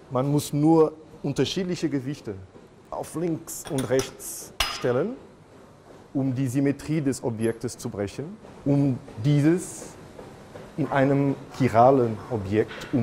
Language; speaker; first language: German; non-native, fluent; Portuguese